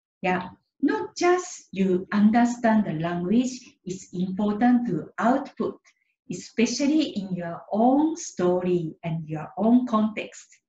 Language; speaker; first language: English; non-native, fluent; Japanese